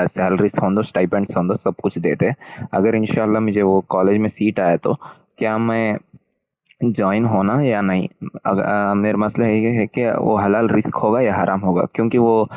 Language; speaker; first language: Hindi; native; Hindi